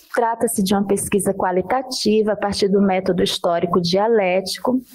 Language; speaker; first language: Portuguese; native; Portuguese